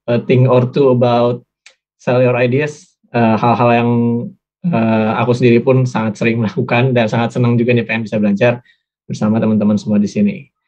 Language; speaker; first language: Indonesian; native; Indonesian